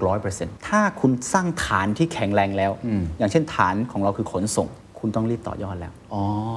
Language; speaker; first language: Thai; non-native, fluent; Chinese